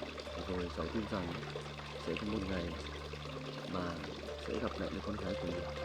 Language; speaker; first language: Vietnamese; native; Vietnamese